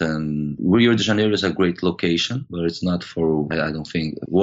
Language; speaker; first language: English; non-native, fluent; Portuguese